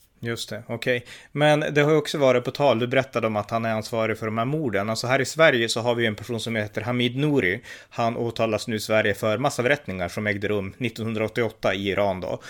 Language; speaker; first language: Swedish; native; Swedish